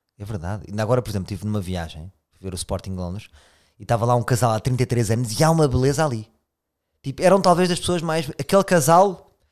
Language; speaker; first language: Portuguese; native; Portuguese